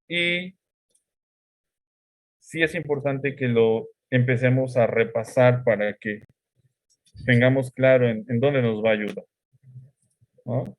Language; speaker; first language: Spanish; native; Spanish